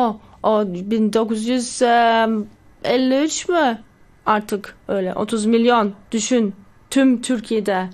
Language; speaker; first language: Turkish; early bilingual, heritage; Turkish